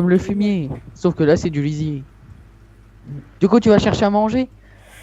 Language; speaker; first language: French; native; French